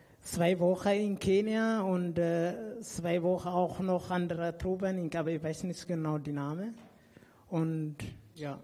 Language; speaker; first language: German; non-native, fluent; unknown